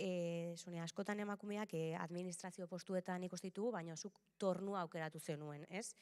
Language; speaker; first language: Basque; native; Basque